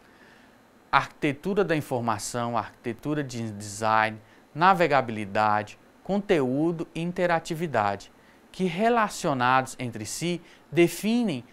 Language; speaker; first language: Portuguese; native; Portuguese